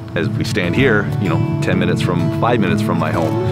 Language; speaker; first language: English; native; English